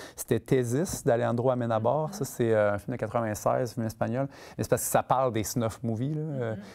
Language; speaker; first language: French; native; French